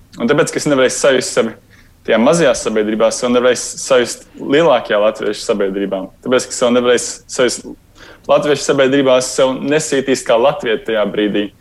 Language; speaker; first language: Latvian; native; Latvian